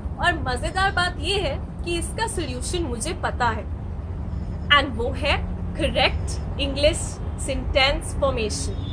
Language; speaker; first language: Hindi; native; Hindi